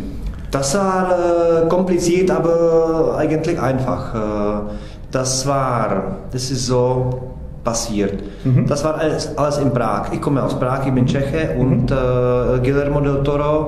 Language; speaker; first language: German; non-native, fluent; Czech